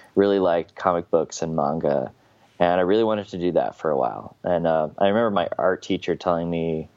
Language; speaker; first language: English; native; English